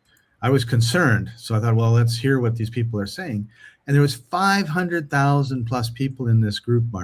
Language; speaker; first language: English; native; English